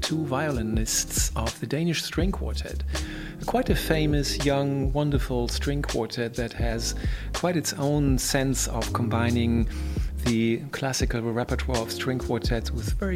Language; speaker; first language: English; non-native, fluent; German